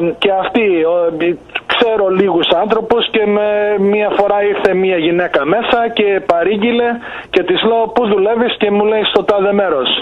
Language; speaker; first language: Greek; early bilingual, heritage; Greek